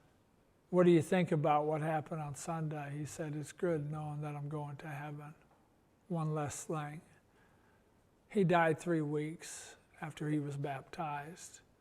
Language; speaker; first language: English; native; English